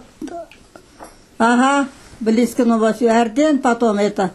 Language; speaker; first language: Russian; non-native, local second language; Kazakh